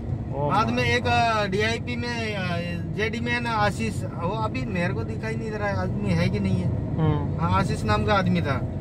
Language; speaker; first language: Hindi; non-native, learner; Nepali